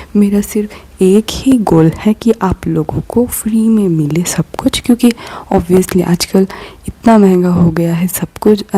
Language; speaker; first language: Hindi; non-native, local second language; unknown